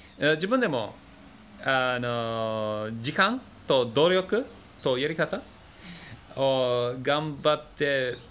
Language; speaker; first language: Japanese; non-native, fluent; English